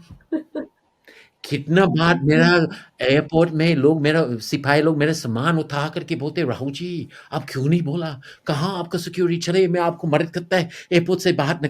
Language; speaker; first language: Hindi; non-native, fluent; English